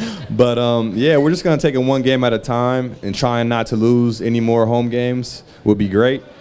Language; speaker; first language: English; native; English